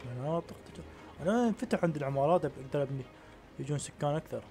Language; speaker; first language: Arabic; native; Arabic